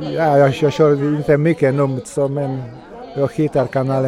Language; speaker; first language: Swedish; non-native, fluent; Polish